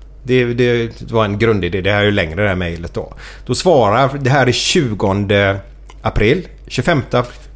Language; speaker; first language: Swedish; native; Swedish